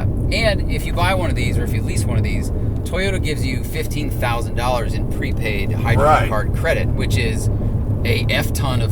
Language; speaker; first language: English; native; English